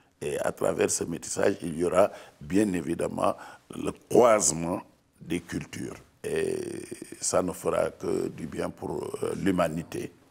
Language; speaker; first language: French; non-native, local second language; Wolof